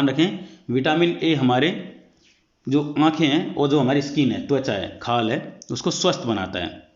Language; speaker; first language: Hindi; native; Hindi